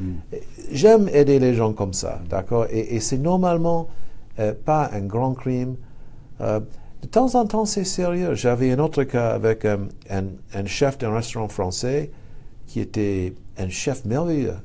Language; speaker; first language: French; non-native, fluent; English